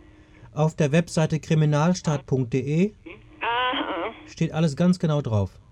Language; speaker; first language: German; native; German